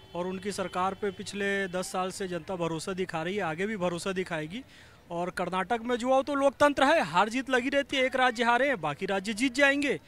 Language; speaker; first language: Hindi; native; Hindi